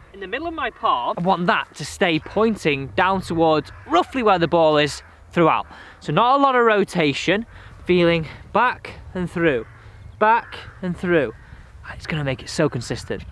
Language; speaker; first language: English; native; English